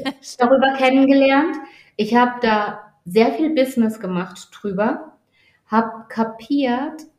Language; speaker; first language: German; native; German